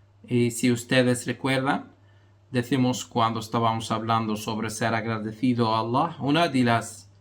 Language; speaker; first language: Spanish; non-native, fluent; Arabic